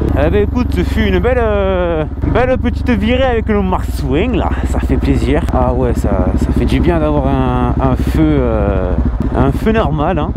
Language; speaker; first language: French; native; French